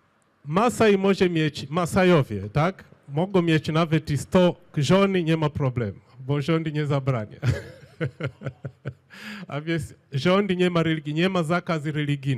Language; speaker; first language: Polish; non-native, fluent; Swahili